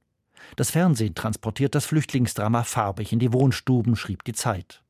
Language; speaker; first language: German; native; German